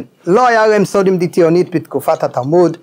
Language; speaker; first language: Hebrew; non-native, fluent; English